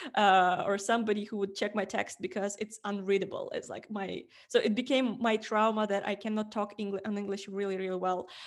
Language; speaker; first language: English; non-native, fluent; Ukrainian